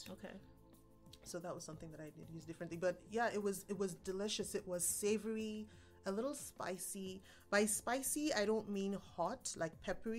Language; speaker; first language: English; non-native, local second language; Igbo